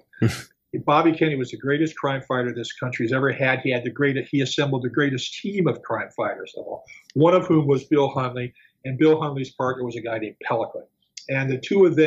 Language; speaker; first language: English; native; English